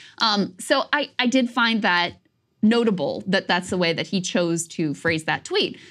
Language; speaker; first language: English; native; English